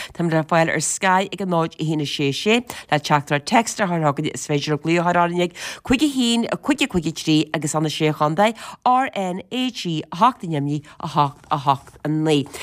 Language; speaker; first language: Irish; native; Irish